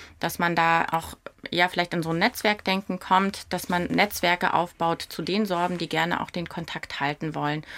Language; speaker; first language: German; non-native, local second language; Upper Sorbian